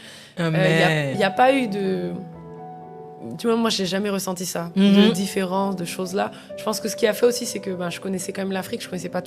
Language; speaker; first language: French; native; French